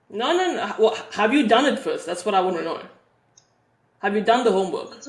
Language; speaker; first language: English; native; English